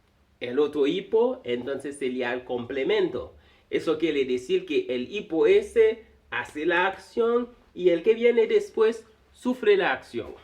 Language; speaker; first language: Spanish; non-native, fluent; Haitian Creole